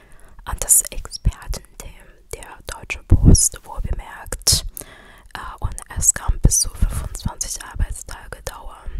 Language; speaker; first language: German; non-native, fluent; Chinese